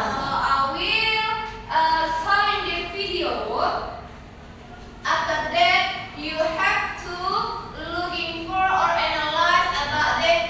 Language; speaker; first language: English; non-native, learner; Indonesian